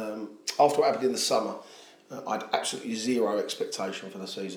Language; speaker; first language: English; native; English